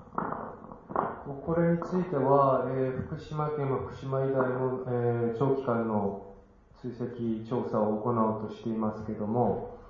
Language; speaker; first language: Japanese; native; Japanese